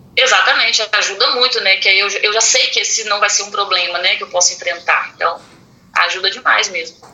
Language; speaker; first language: Portuguese; native; Portuguese